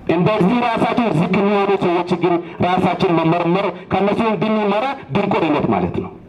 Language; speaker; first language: Amharic; non-native, local second language; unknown